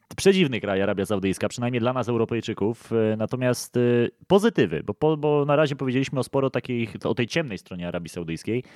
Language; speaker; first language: Polish; native; Polish